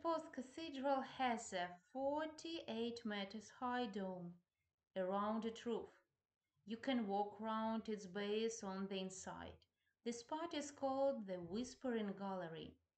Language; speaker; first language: English; non-native, fluent; Ukrainian